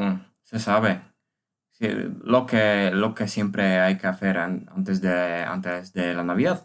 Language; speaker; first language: Spanish; non-native, learner; Polish